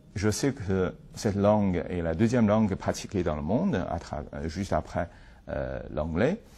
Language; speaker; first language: French; non-native, fluent; Chinese